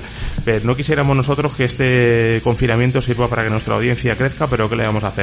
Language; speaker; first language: Spanish; native; Spanish